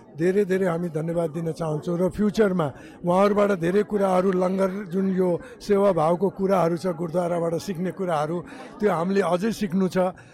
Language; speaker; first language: Nepali; native; Nepali